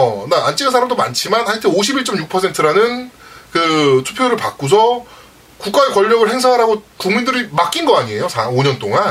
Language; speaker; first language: Korean; native; Korean